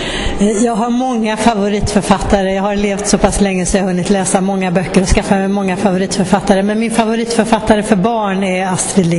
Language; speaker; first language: Swedish; native; Swedish